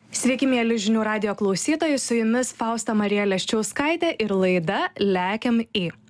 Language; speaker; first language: Lithuanian; native; Lithuanian